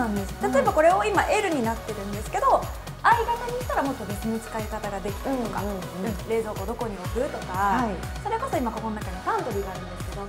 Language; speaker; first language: Japanese; native; Japanese